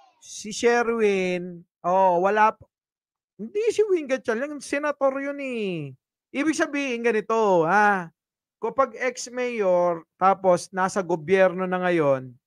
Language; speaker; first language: Filipino; non-native, local second language; Iloko